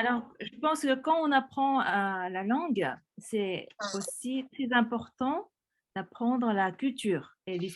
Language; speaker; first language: French; early bilingual, other home language; Korean